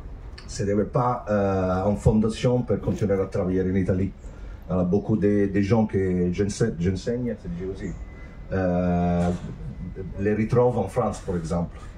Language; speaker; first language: French; non-native, fluent; Italian